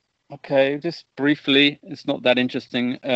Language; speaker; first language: English; native; English